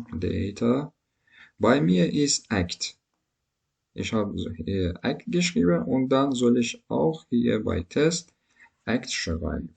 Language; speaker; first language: German; non-native, learner; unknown